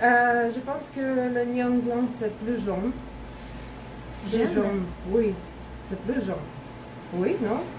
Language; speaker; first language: French; non-native, learner; Russian